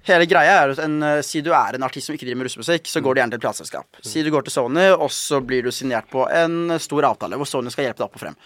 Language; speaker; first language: Norwegian; native; Norwegian